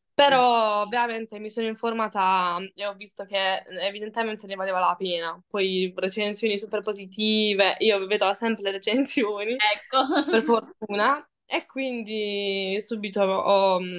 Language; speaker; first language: Italian; native; Italian